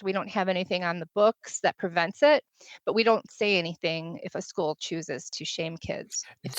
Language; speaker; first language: English; native; English